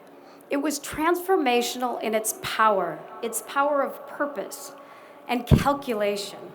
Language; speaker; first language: English; native; English